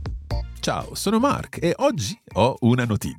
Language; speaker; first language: Italian; non-native, fluent; English